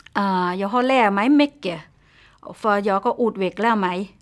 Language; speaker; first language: Swedish; non-native, learner; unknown